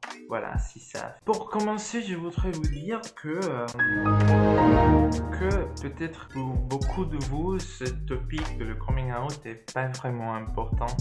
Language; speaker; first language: French; non-native, learner; Spanish